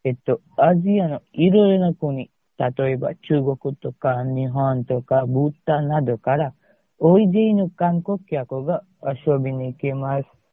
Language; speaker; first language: Japanese; non-native, learner; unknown